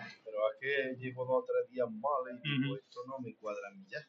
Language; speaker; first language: Spanish; native; Spanish